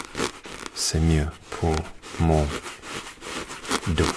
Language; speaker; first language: French; non-native, learner; English